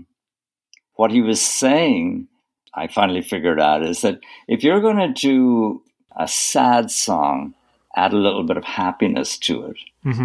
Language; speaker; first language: English; native; English